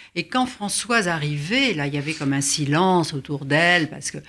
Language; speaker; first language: French; native; French